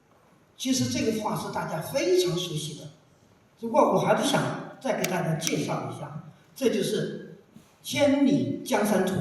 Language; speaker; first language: Chinese; native; Chinese